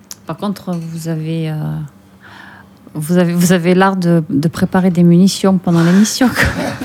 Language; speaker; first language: French; native; French